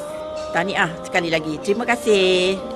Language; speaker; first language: Malay; native; Malay